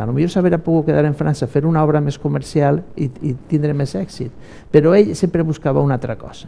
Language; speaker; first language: Catalan; native; Catalan